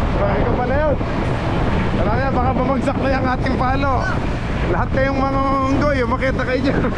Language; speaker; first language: Filipino; non-native, local second language; Cebuano